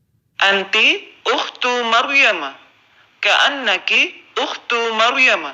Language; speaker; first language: Arabic; non-native, fluent; Indonesian